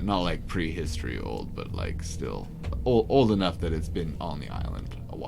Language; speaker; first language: English; native; English